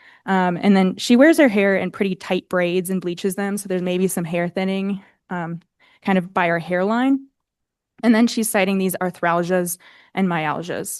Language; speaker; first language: English; native; English